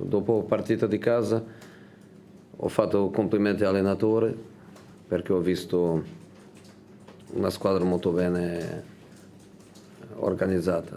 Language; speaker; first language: Italian; non-native, fluent; Portuguese